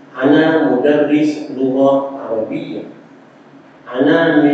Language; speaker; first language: Arabic; non-native, learner; Malay